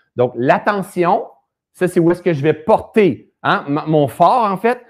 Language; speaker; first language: French; native; French